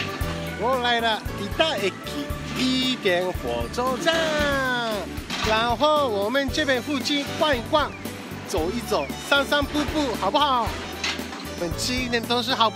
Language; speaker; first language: Chinese; non-native, fluent; Japanese